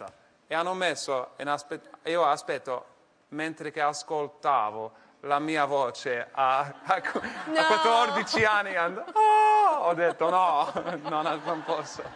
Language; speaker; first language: Italian; non-native, fluent; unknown